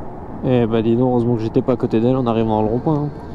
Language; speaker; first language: French; native; French